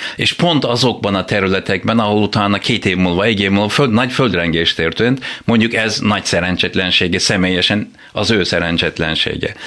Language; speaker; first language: Hungarian; non-native, fluent; Turkish